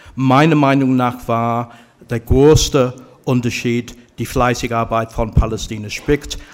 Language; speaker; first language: German; non-native, fluent; English